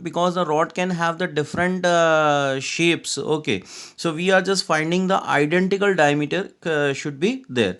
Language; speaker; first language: English; non-native, local second language; Hindi